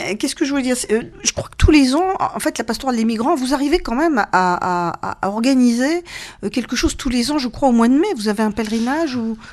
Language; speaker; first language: French; native; French